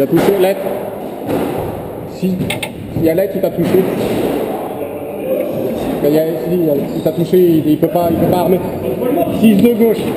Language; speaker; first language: French; native; French